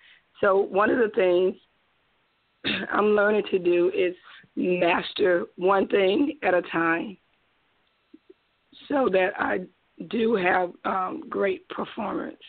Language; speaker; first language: English; native; English